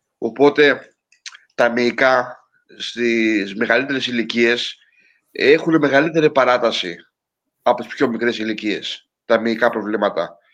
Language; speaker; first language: Greek; native; Greek